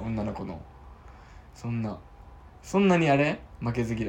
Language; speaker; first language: Japanese; native; Japanese